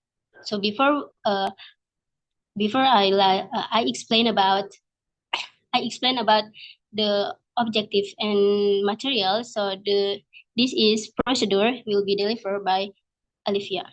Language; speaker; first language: English; non-native, learner; Indonesian